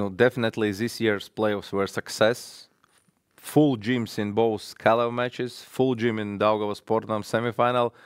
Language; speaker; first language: English; non-native, fluent; Latvian